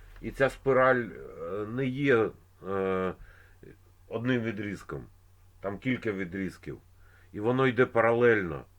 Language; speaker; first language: Ukrainian; non-native, local second language; Russian